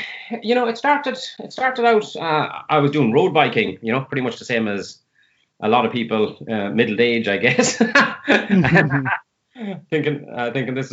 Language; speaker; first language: English; native; English